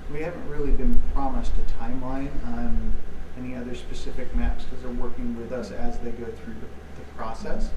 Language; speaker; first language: English; native; English